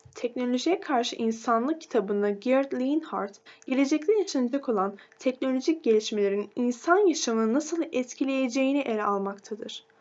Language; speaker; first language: Turkish; native; Turkish